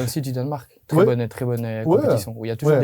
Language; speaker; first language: French; native; French